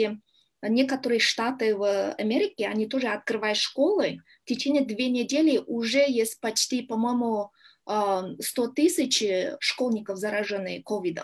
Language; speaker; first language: Russian; non-native, learner; Kyrgyz